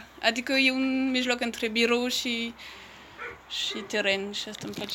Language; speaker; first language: Romanian; non-native, fluent; French